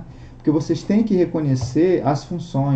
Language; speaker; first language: Portuguese; native; Portuguese